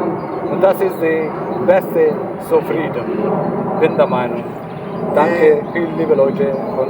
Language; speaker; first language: German; non-native, learner; Urdu